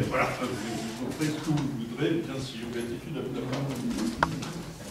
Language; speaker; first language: French; native; French